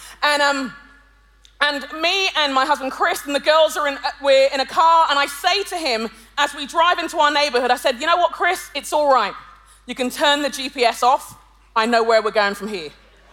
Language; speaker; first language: English; native; English